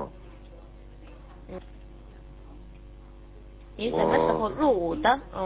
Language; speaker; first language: Chinese; native; Chinese